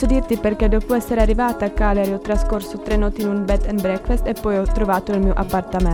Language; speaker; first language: Italian; non-native, fluent; Czech